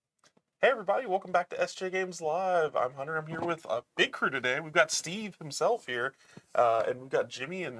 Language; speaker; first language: English; native; English